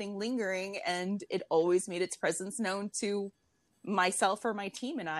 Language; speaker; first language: English; native; English